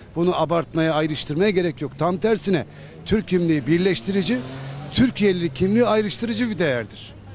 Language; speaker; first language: Turkish; native; Turkish